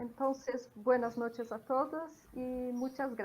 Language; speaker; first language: Spanish; non-native, fluent; Portuguese